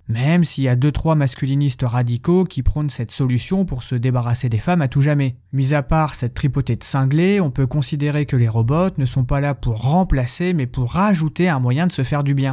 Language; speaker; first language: French; native; French